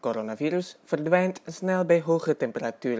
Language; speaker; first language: Dutch; non-native, fluent; Indonesian